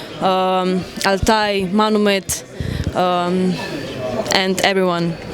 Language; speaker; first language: English; non-native, learner; Slovenian